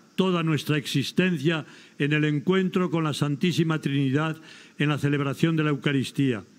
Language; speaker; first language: Spanish; native; Spanish